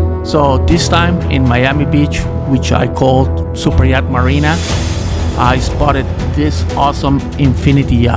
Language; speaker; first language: English; non-native, fluent; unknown